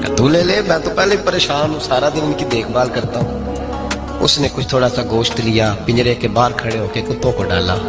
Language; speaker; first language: Urdu; non-native, local second language; Punjabi